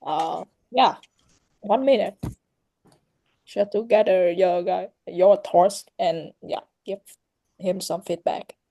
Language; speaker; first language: English; early bilingual, heritage; Vietnamese